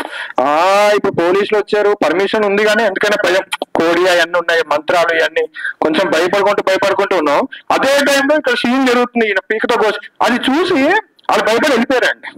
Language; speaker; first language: Telugu; native; Telugu